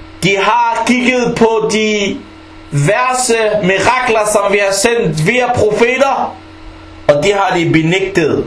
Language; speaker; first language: Danish; non-native, fluent; Arabic